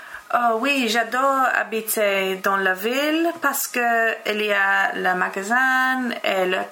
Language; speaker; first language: French; non-native, learner; English